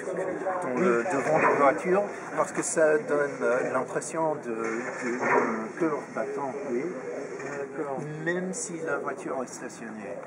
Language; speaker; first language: French; non-native, fluent; English